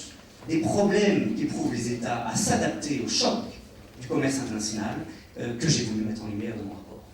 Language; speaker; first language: French; native; French